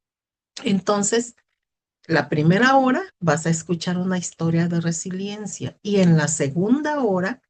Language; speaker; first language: Spanish; native; Spanish